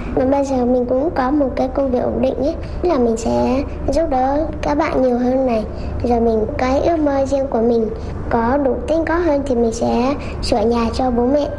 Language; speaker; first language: Vietnamese; non-native, local second language; Hmong